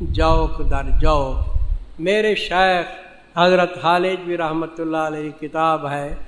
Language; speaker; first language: Urdu; non-native, local second language; Saraiki